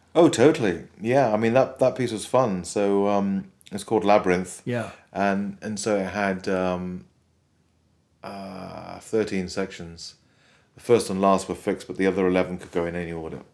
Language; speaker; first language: English; native; English